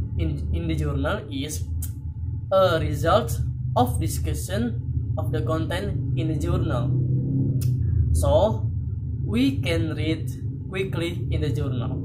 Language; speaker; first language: English; non-native, learner; Indonesian